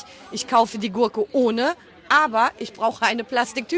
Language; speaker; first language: German; native; German